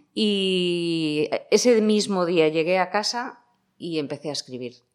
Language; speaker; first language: Spanish; native; Spanish